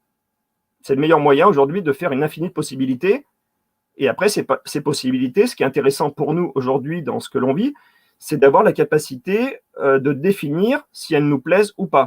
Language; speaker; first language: French; native; French